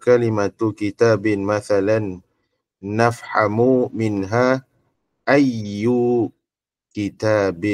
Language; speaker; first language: Arabic; non-native, learner; Malay